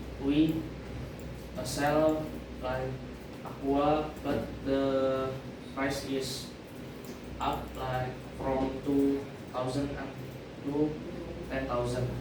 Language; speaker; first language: English; non-native, learner; Indonesian